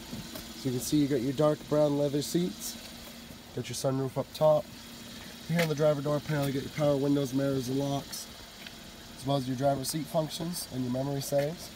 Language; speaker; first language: English; native; English